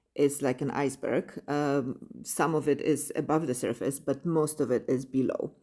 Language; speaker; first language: English; non-native, fluent; Polish